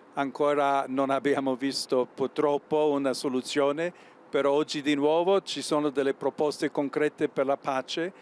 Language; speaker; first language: Italian; non-native, fluent; English